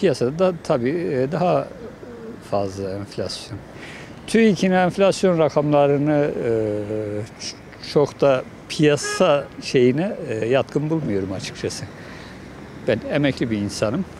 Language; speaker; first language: Turkish; native; Turkish